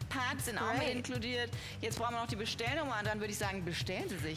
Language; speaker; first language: German; native; German